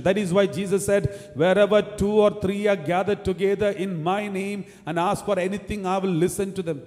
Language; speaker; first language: English; non-native, local second language; Malayalam